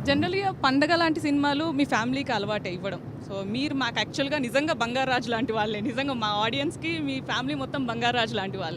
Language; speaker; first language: Telugu; native; Telugu